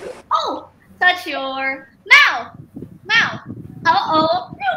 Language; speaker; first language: English; non-native, fluent; Chinese